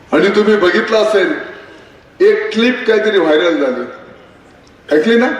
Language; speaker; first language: Marathi; native; Marathi